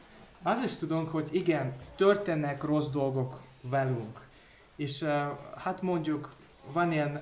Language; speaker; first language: Hungarian; non-native, learner; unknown